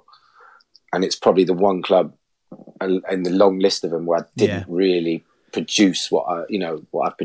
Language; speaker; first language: English; native; English